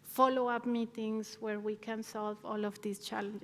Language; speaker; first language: English; non-native, fluent; Spanish